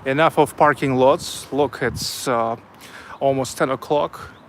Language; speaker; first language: English; non-native, fluent; Russian